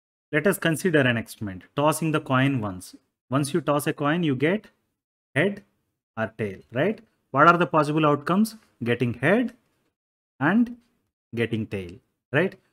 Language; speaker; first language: English; non-native, local second language; Telugu